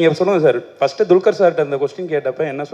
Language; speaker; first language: Tamil; native; Tamil